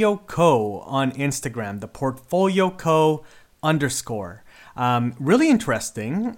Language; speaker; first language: English; early bilingual, other home language; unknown